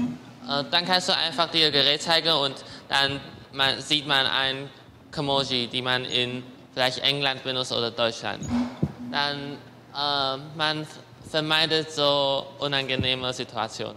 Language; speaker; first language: German; non-native, learner; Chinese